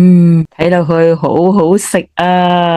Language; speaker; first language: Cantonese; native; Cantonese